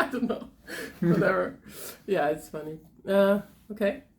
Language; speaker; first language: English; non-native, fluent; German